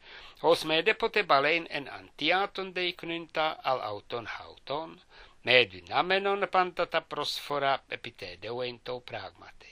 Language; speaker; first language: Greek; non-native, fluent; English